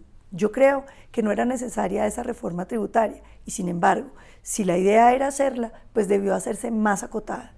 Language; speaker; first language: Spanish; native; Spanish